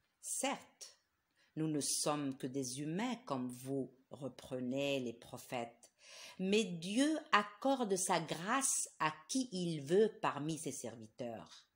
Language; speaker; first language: French; non-native, local second language; Arabic